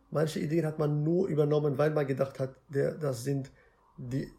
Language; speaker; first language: German; non-native, fluent; Arabic